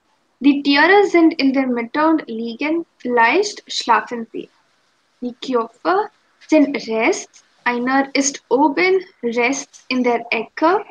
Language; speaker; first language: German; non-native, fluent; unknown